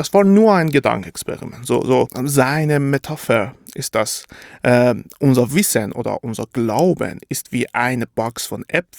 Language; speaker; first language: German; non-native, fluent; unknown